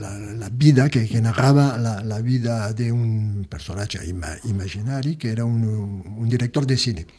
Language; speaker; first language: Catalan; early bilingual, heritage; Catalan